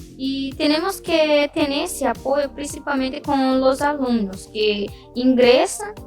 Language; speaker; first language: Spanish; non-native, learner; Portuguese